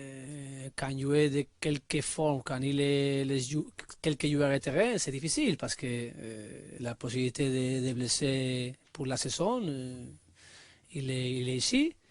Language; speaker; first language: French; non-native, learner; Spanish